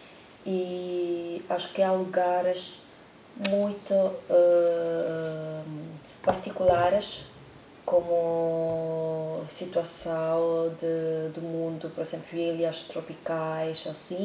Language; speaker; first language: Portuguese; non-native, learner; Italian